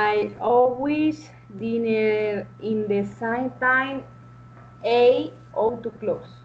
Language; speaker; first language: English; non-native, learner; Spanish